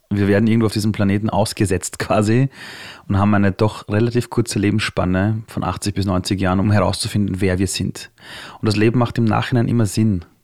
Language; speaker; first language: German; early bilingual, other home language; Persian